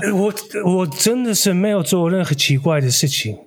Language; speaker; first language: Chinese; non-native, fluent; Dutch